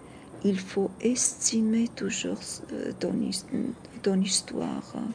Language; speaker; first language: French; non-native, fluent; Georgian